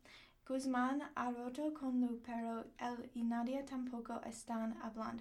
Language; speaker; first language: Spanish; non-native, learner; English